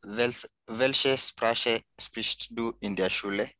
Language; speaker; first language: German; non-native, learner; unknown